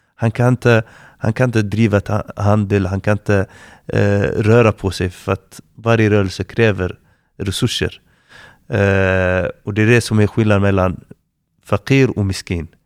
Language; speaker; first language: Swedish; non-native, fluent; Arabic